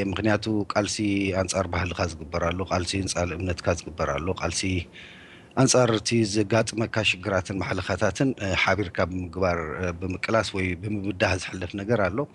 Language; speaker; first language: Tigrinya; native; Tigrinya